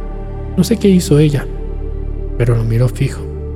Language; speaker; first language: Spanish; native; Spanish